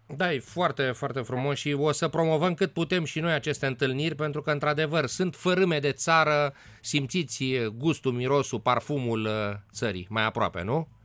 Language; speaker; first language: Romanian; native; Romanian